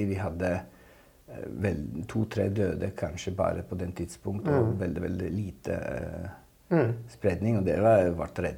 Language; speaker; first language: Norwegian; non-native, fluent; Italian